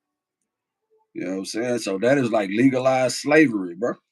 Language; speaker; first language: English; native; English